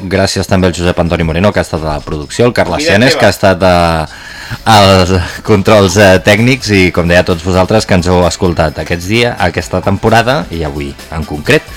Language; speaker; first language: Catalan; native; Catalan